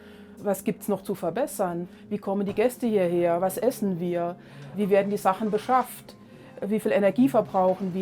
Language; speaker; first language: German; native; German